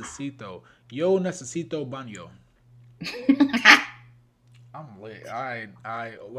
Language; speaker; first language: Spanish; non-native, learner; English